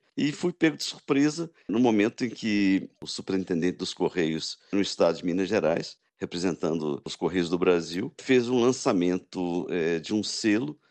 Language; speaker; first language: Portuguese; native; Portuguese